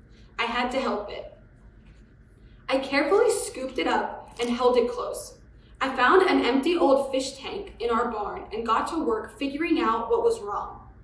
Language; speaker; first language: English; native; English